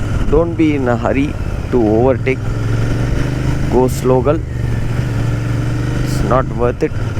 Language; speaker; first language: English; non-native, local second language; Tamil